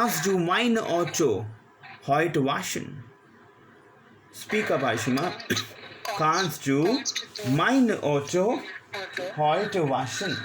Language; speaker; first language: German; non-native, learner; Hindi